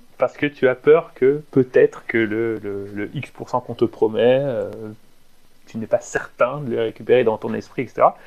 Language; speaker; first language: French; native; French